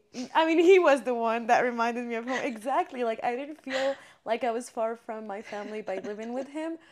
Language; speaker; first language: English; non-native, fluent; French